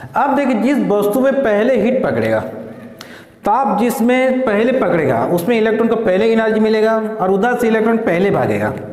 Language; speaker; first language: Hindi; native; Hindi